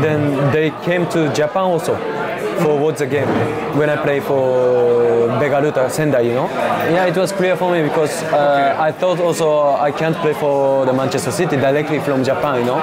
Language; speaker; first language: English; non-native, learner; Japanese